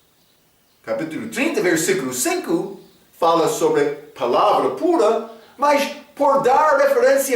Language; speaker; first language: Portuguese; non-native, fluent; English